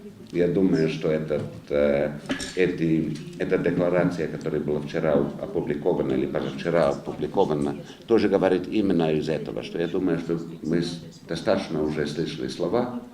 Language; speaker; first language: Russian; non-native, fluent; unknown